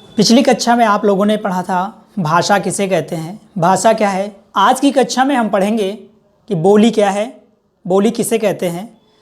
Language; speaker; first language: Hindi; native; Hindi